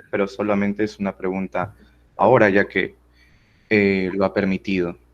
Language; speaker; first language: Spanish; native; Spanish